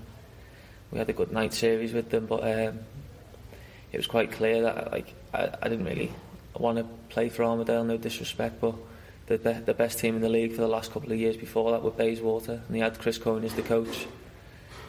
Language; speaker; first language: English; native; English